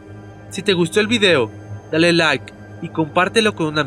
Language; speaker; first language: Spanish; native; Spanish